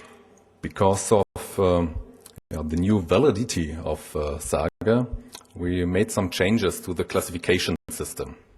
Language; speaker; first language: English; non-native, fluent; German